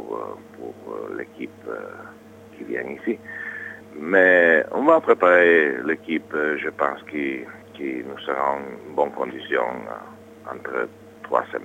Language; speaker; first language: French; non-native, learner; Italian